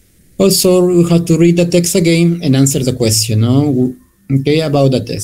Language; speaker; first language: English; non-native, learner; Spanish